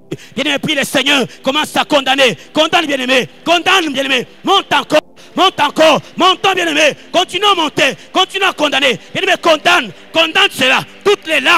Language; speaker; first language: French; non-native, local second language; Lingala